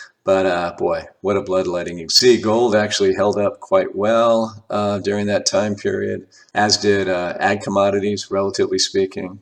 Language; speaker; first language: English; native; English